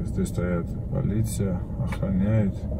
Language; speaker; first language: Russian; non-native, fluent; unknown